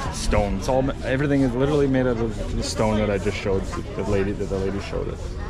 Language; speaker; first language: English; native; English